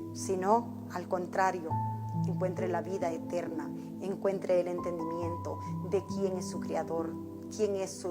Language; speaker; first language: Spanish; native; Spanish